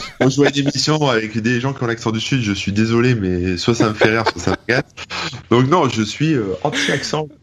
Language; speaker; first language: French; native; French